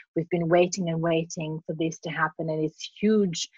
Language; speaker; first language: English; non-native, fluent; Greek